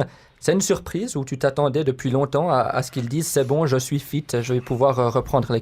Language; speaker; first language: French; native; French